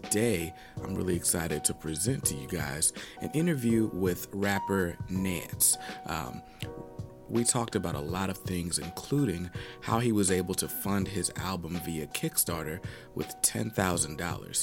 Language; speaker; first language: English; native; English